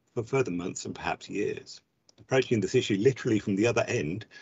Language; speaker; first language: English; native; English